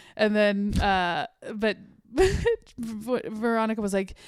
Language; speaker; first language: English; native; English